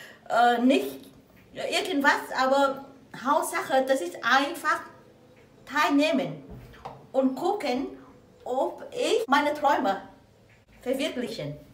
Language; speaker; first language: German; non-native, learner; Vietnamese